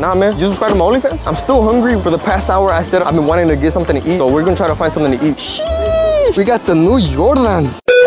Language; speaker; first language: English; early bilingual, other home language; Spanish